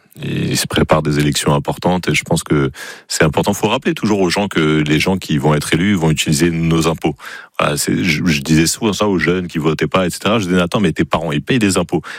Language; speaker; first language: French; native; French